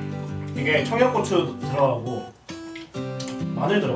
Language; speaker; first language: Korean; native; Korean